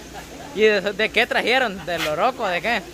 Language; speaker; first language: Spanish; native; Spanish